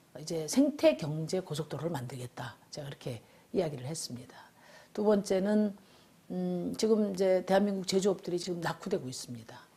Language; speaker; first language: Korean; native; Korean